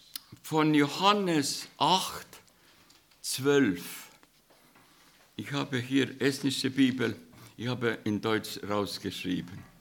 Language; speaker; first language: German; non-native, fluent; Estonian